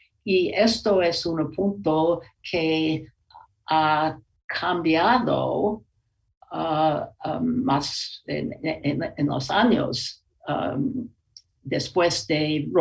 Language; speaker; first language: Spanish; non-native, learner; English